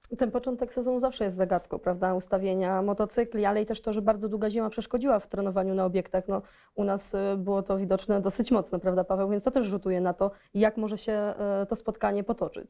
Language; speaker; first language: Polish; native; Polish